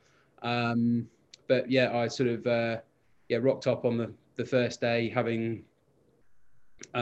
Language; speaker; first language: English; native; English